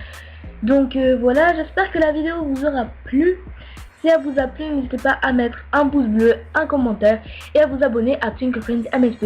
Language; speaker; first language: French; native; French